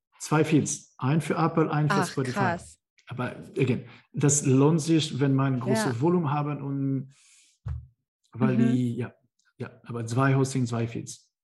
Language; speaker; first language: German; non-native, learner; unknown